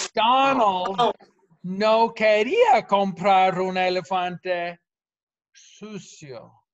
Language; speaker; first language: Spanish; non-native, fluent; English